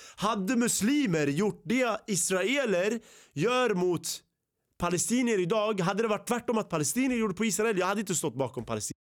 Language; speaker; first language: Swedish; early bilingual, other home language; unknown